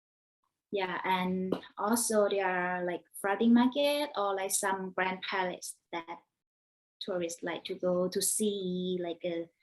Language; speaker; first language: English; non-native, learner; Thai